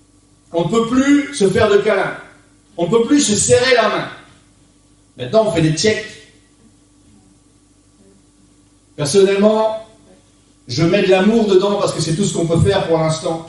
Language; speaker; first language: French; native; French